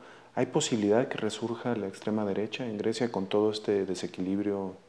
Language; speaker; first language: Spanish; native; Spanish